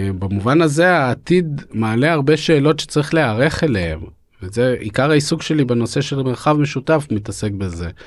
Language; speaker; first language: Hebrew; early bilingual, other home language; Russian